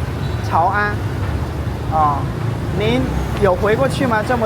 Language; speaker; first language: Chinese; native; Chinese